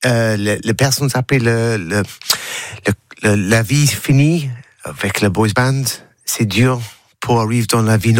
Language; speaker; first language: French; non-native, learner; English